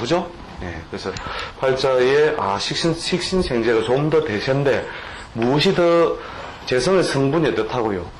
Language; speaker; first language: Korean; native; Korean